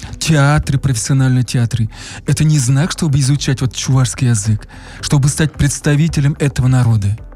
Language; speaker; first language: Russian; non-native, local second language; Chuvash